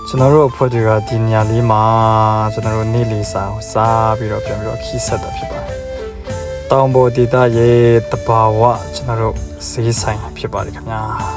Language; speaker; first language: Burmese; non-native, local second language; Kachin